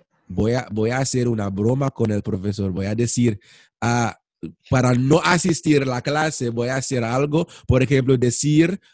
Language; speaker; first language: Spanish; non-native, fluent; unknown